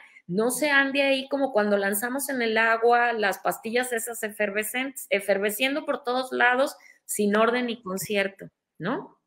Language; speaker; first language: Spanish; native; Spanish